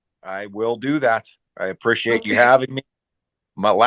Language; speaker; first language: English; native; English